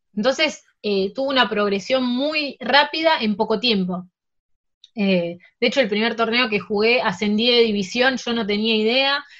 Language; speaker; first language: Spanish; early bilingual, heritage; Spanish